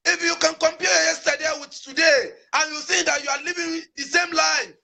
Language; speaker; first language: English; non-native, local second language; Yoruba